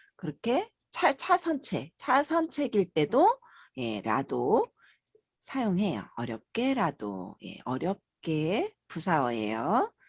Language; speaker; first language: Korean; native; Korean